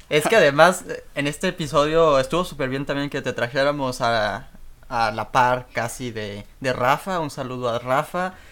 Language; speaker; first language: Spanish; native; Spanish